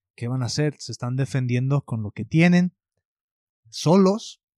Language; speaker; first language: Spanish; early bilingual, heritage; Spanish